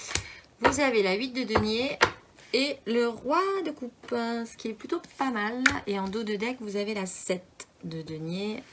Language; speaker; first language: French; native; French